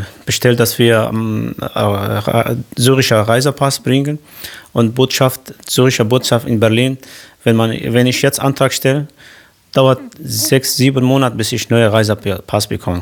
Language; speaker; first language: German; non-native, fluent; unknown